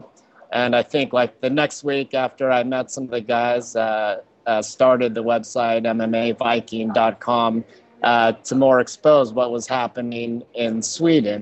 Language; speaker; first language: English; native; English